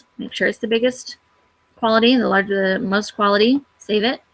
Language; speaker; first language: English; native; English